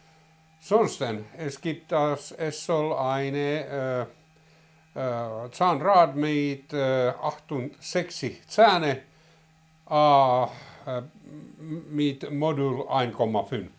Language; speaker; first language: German; non-native, learner; Finnish